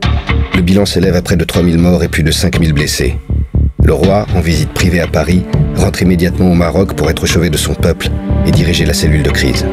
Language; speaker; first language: French; native; French